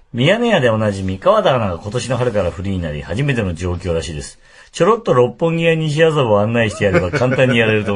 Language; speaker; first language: Japanese; native; Japanese